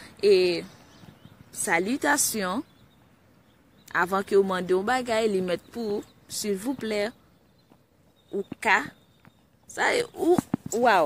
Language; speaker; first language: French; non-native, learner; Haitian Creole